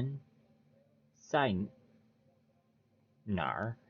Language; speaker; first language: Chinese; non-native, learner; English